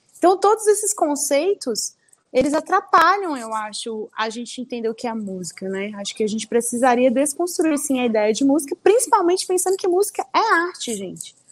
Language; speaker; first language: Portuguese; early bilingual, other home language; Spanish